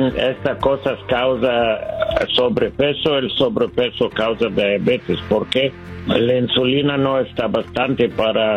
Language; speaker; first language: Spanish; non-native, learner; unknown